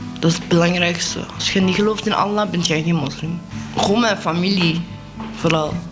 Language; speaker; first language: Dutch; early bilingual, other home language; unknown